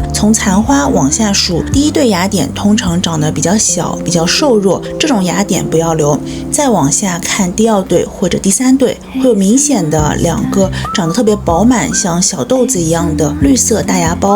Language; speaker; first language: Chinese; native; Chinese